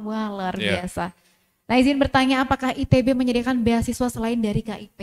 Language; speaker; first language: Indonesian; native; Indonesian